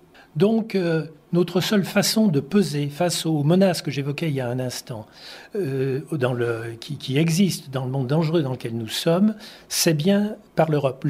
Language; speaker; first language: French; native; French